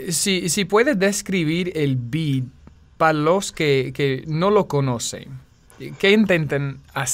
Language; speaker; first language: Spanish; non-native, fluent; English